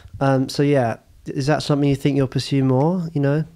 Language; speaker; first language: English; native; English